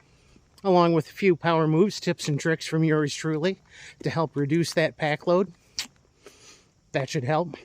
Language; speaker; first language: English; native; English